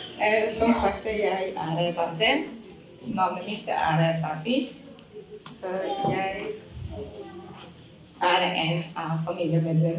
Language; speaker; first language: Norwegian; non-native, learner; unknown